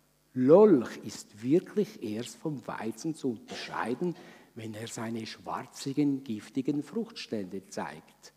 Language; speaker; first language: German; native; German